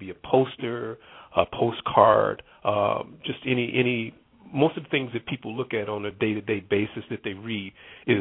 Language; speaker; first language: English; native; English